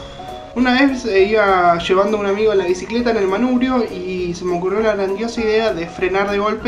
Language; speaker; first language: Spanish; native; Spanish